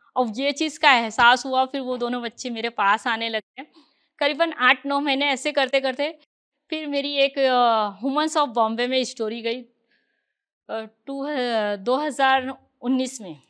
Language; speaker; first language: Hindi; native; Hindi